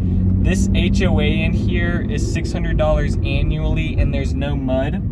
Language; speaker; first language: English; native; English